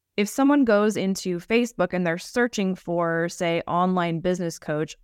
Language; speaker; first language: English; native; English